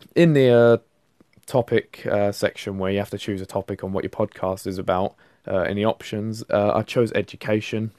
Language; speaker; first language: English; native; English